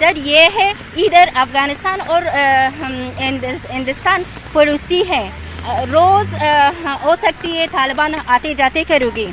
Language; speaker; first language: Hindi; non-native, learner; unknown